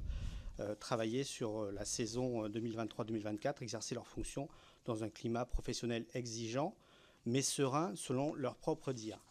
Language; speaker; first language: French; native; French